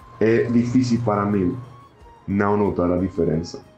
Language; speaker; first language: Portuguese; non-native, learner; Spanish